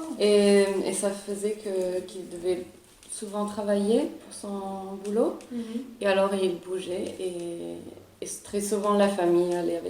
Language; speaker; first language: French; early bilingual, other home language; Italian